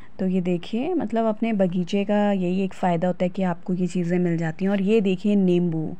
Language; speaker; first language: Hindi; native; Hindi